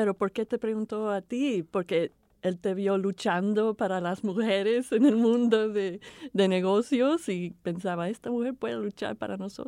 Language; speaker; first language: Spanish; non-native, fluent; English